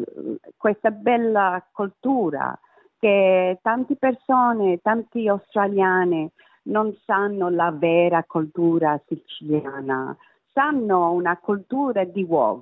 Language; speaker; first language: Italian; early bilingual, heritage; Italian